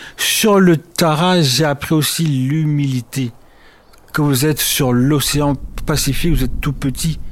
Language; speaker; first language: French; early bilingual, other home language; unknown